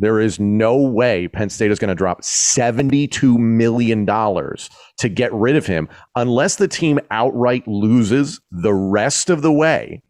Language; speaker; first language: English; native; English